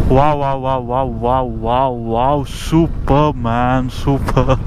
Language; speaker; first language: Hindi; non-native, local second language; Marathi